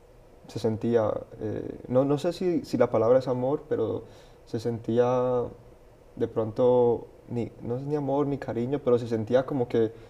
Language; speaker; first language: Spanish; early bilingual, heritage; Spanish